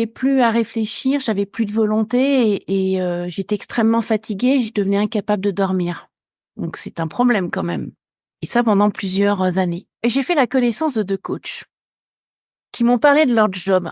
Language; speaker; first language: French; native; French